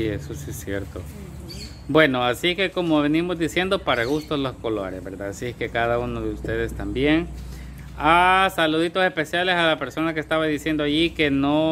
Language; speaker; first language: Spanish; native; Spanish